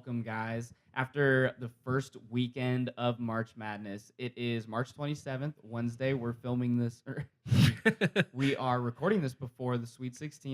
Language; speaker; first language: English; native; English